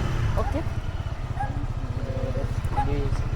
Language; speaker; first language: English; non-native, learner; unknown